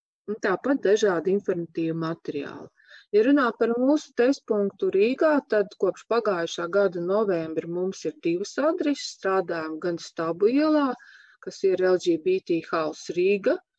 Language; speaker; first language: Latvian; native; Latvian